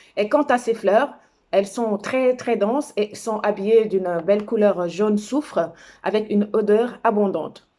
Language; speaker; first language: French; non-native, local second language; Wolof